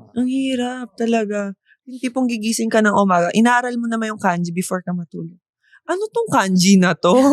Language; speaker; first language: Filipino; native; Filipino